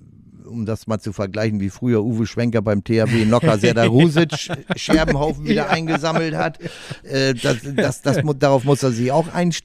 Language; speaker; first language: German; native; German